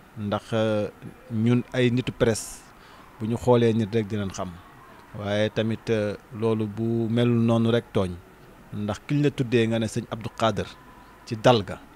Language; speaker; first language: Wolof; native; Wolof